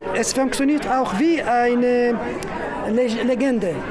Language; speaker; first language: German; non-native, learner; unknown